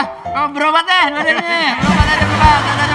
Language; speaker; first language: Indonesian; native; Indonesian